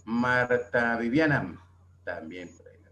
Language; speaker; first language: Spanish; native; Spanish